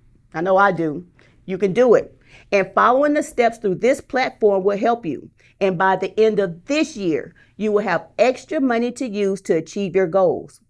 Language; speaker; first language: English; native; English